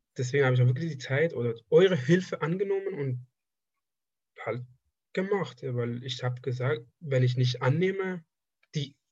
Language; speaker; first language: German; non-native, fluent; Persian